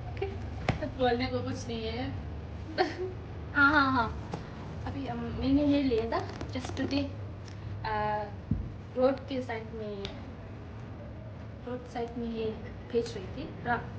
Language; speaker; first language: Hindi; non-native, local second language; Tibetan